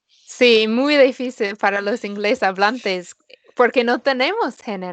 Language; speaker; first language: Spanish; non-native, fluent; English